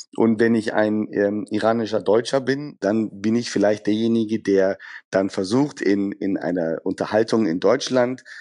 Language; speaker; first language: German; early bilingual, other home language; Persian